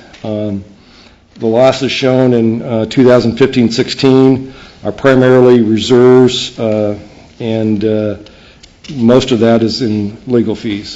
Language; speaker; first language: English; native; English